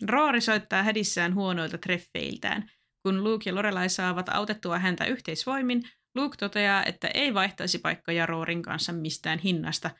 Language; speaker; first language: Finnish; native; Finnish